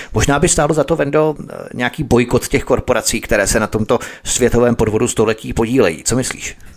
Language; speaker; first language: Czech; native; Czech